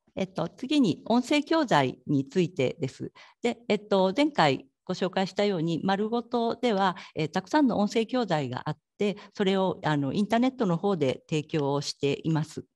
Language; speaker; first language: Japanese; native; Japanese